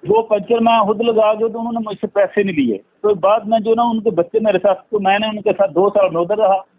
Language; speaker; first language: Urdu; non-native, local second language; Punjabi